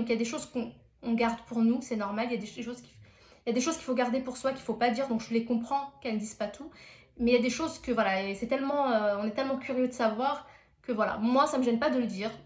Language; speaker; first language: French; early bilingual, other home language; Arabic